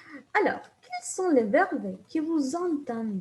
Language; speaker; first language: French; non-native, fluent; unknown